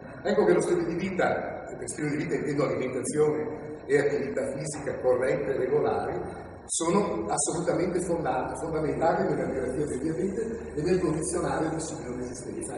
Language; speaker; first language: Italian; native; Italian